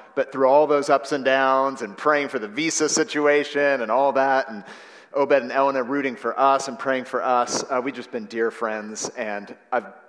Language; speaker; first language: English; native; English